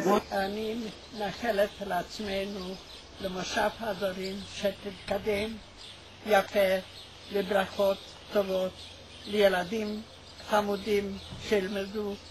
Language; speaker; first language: Hebrew; early bilingual, other home language; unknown